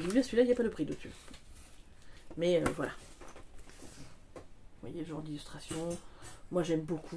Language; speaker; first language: French; native; French